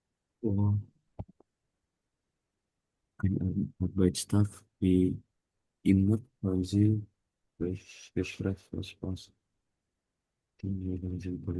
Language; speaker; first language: German; non-native, learner; Indonesian